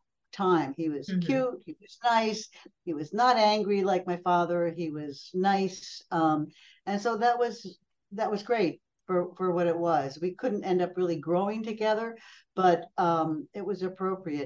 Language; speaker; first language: English; native; English